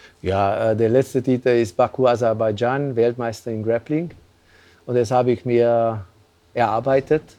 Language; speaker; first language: German; non-native, fluent; Hungarian